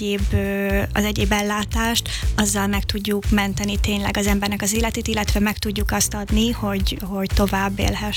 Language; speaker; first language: Hungarian; native; Hungarian